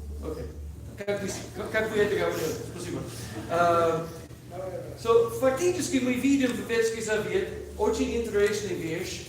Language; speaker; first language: Russian; non-native, learner; English